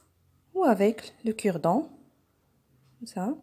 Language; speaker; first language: French; non-native, local second language; Arabic